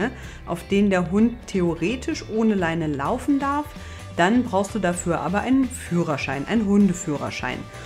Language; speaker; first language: German; native; German